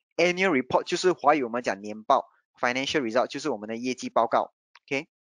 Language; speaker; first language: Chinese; native; Chinese